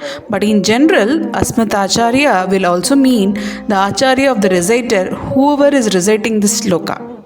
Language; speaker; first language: English; non-native, local second language; Tamil